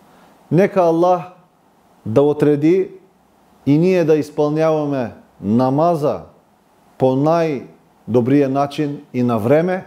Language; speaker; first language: Bulgarian; non-native, local second language; Turkish